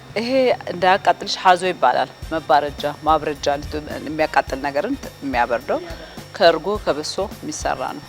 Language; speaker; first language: Amharic; non-native, local second language; Tigrinya